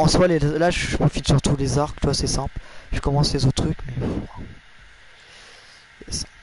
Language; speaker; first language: French; native; French